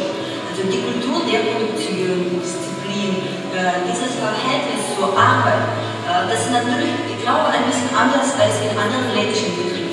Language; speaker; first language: German; non-native, fluent; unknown